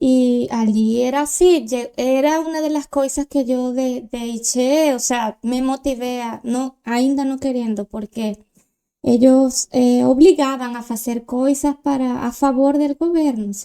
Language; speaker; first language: Portuguese; non-native, learner; Spanish